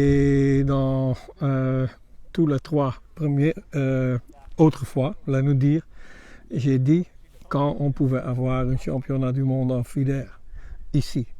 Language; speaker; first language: French; non-native, learner; Dutch